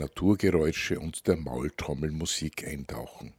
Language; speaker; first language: German; native; German